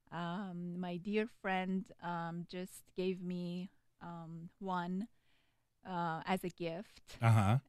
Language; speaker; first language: English; non-native, fluent; Persian